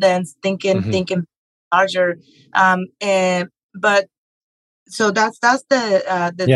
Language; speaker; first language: English; non-native, fluent; Spanish